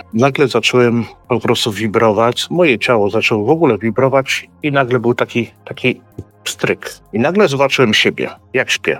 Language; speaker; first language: Polish; early bilingual, heritage; Polish